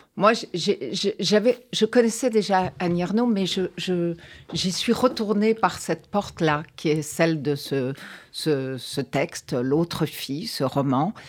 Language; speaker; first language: French; native; French